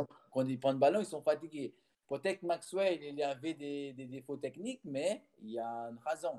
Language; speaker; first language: French; non-native, fluent; Portuguese